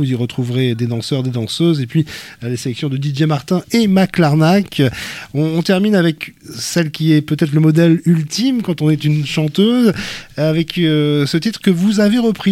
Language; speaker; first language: French; native; French